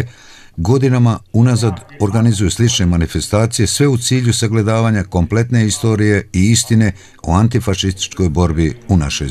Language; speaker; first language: Serbian; native; Serbian